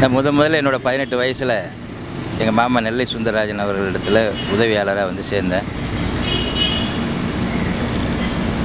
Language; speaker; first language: Tamil; native; Tamil